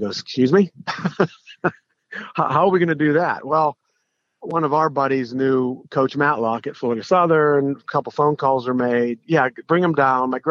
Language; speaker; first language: English; native; English